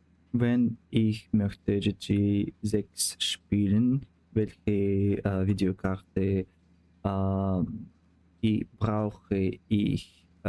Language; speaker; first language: German; non-native, learner; Russian